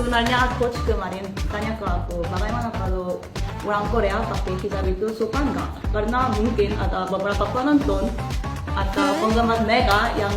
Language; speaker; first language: Indonesian; non-native, fluent; Korean